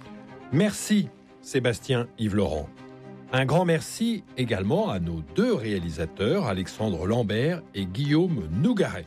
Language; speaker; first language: French; native; French